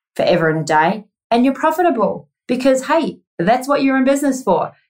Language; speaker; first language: English; native; English